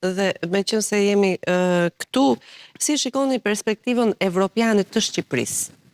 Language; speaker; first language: Albanian; native; Albanian